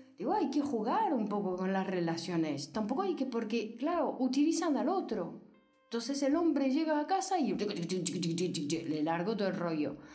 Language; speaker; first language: Spanish; non-native, fluent; French